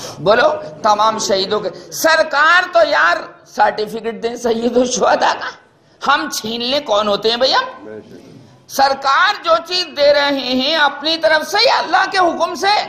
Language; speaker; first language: Urdu; native; Urdu